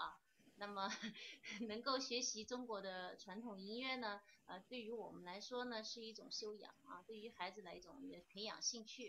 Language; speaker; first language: Chinese; native; Chinese